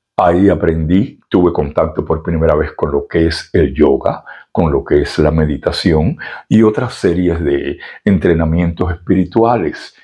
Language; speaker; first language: Spanish; native; Spanish